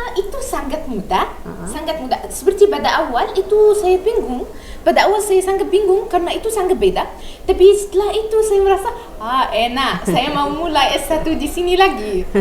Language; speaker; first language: Indonesian; non-native, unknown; Arabic